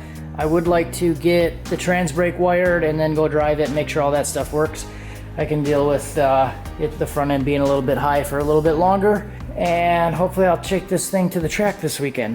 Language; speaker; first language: English; native; English